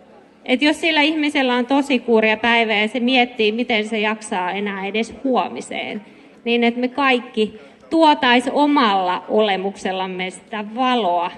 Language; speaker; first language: Finnish; native; Finnish